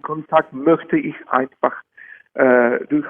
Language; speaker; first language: German; non-native, fluent; Czech